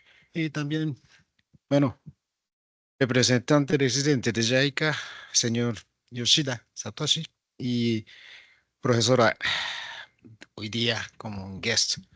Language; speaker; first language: Spanish; non-native, fluent; Japanese